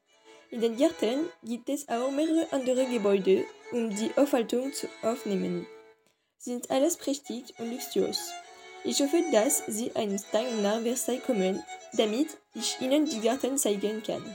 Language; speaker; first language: German; non-native, learner; French